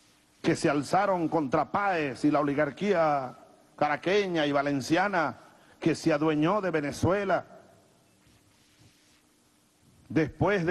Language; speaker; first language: Spanish; native; Spanish